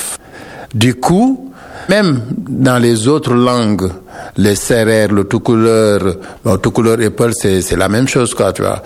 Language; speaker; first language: French; non-native, local second language; Wolof